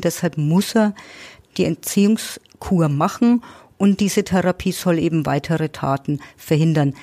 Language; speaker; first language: German; native; German